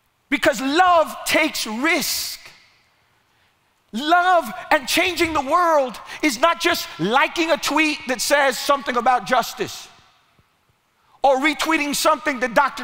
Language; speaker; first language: English; early bilingual, other home language; Spanish